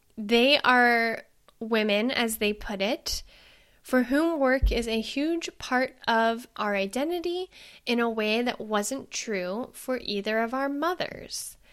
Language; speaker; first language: English; native; English